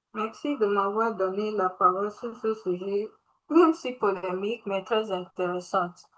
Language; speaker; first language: French; non-native, learner; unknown